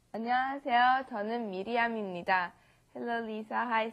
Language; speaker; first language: Korean; non-native, learner; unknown